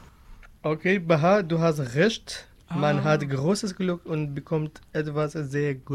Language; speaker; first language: German; non-native, learner; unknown